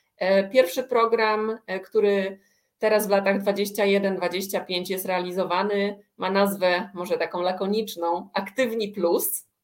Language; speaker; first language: Polish; native; Polish